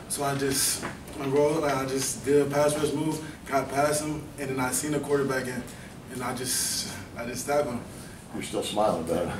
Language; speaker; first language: English; native; English